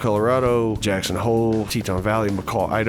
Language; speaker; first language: English; native; English